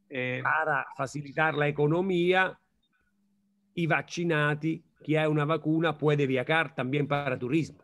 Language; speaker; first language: Spanish; non-native, fluent; Italian